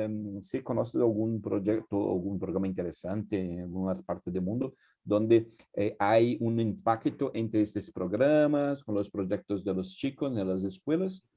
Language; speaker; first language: Spanish; non-native, fluent; Portuguese